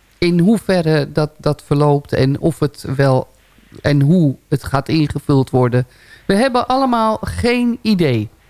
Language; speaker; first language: Dutch; native; Dutch